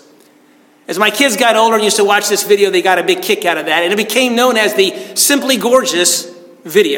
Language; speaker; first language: English; native; English